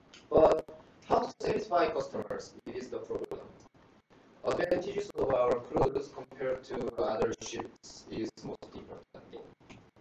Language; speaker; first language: English; non-native, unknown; Korean